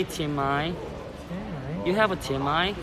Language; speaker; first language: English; non-native, learner; Korean